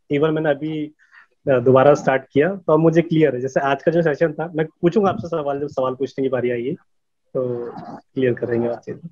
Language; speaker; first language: Hindi; native; Hindi